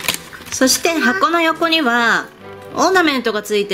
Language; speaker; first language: Japanese; native; Japanese